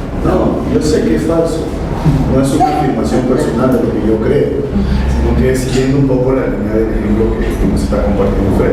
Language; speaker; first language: Spanish; native; Spanish